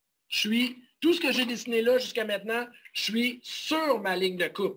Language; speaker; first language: French; native; French